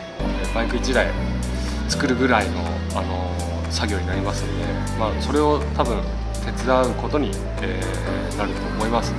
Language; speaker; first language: Japanese; native; Japanese